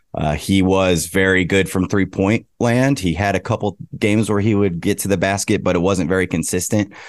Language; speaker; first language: English; native; English